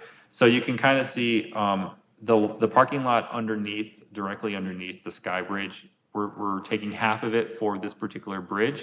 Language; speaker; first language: English; native; English